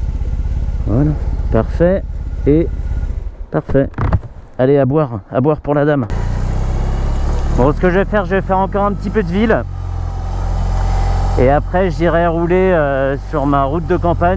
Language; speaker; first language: French; native; French